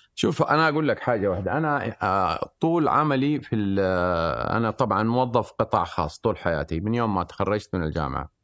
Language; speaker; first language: Arabic; native; Arabic